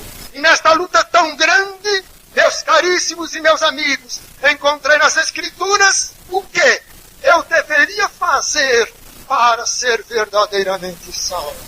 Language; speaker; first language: Portuguese; native; Portuguese